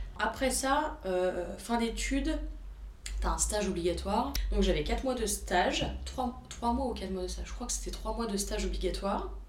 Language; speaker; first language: French; early bilingual, other home language; Romanian